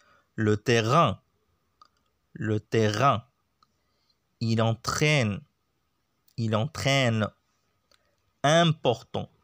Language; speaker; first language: French; non-native, local second language; Arabic